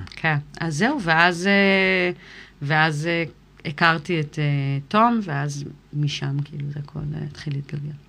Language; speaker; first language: Hebrew; early bilingual, other home language; English